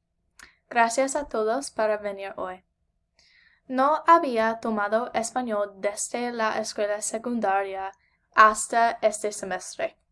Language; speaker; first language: Spanish; non-native, learner; English